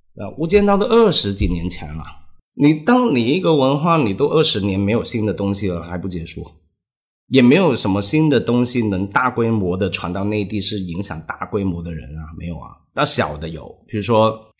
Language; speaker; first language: Chinese; non-native, local second language; Cantonese